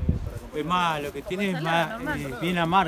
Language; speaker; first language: Spanish; native; Spanish